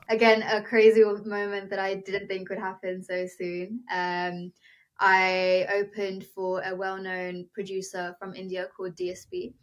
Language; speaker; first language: English; non-native, local second language; Telugu